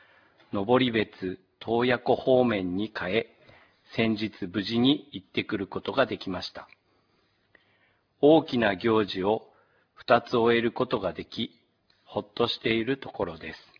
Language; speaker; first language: Japanese; native; Japanese